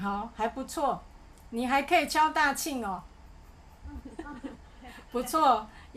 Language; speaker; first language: Chinese; native; Chinese